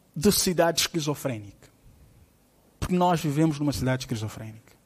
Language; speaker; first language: Portuguese; non-native, local second language; Kabuverdianu